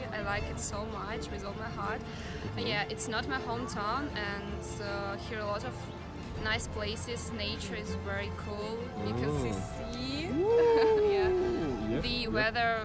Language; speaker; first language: English; non-native, fluent; Russian